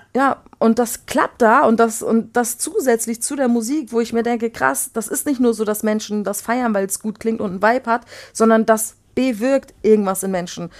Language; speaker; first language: German; native; German